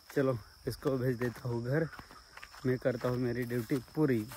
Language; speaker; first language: Hindi; non-native, local second language; Marathi